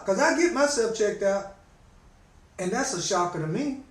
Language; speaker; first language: English; native; English